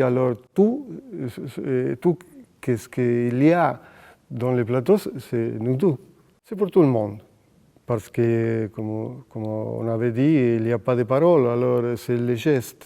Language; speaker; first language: French; non-native, fluent; Spanish